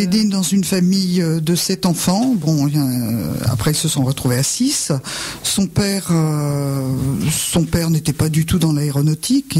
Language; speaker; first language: French; native; French